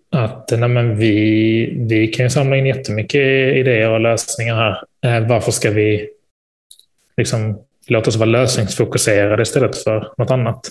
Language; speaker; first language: Swedish; native; Swedish